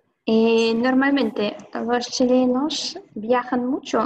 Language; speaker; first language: Spanish; non-native, fluent; Russian